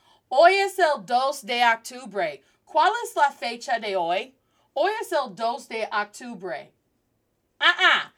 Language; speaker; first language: Spanish; non-native, fluent; English